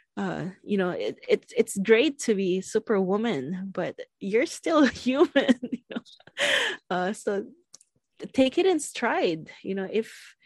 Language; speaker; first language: English; non-native, local second language; Filipino